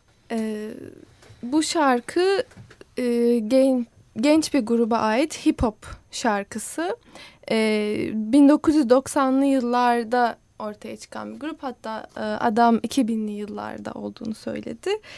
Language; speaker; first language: Turkish; native; Turkish